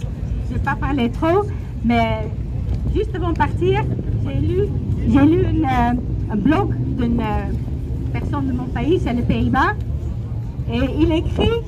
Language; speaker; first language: French; non-native, learner; Dutch